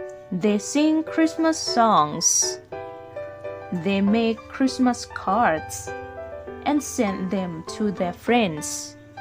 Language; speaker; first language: English; non-native, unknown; Thai